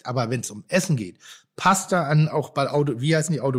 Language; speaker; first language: German; native; German